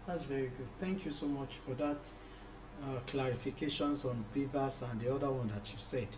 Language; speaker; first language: English; non-native, local second language; Yoruba